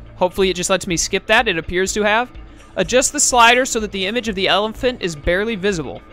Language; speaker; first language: English; native; English